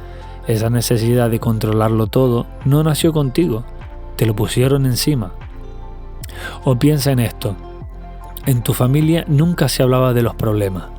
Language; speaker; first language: Spanish; native; Spanish